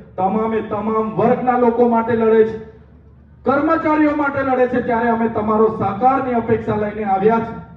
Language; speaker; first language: Gujarati; non-native, local second language; Bhili